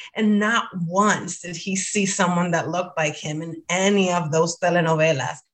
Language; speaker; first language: English; non-native, fluent; Spanish